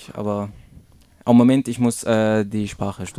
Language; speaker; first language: German; non-native, learner; Arabic